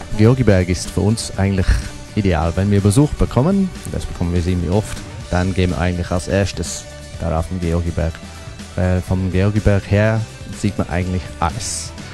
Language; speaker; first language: German; non-native, fluent; English